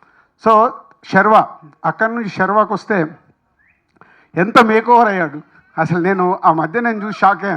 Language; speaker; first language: Telugu; native; Telugu